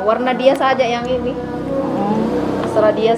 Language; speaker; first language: Indonesian; native; Indonesian